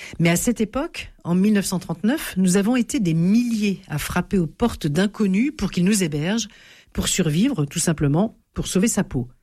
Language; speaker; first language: French; native; French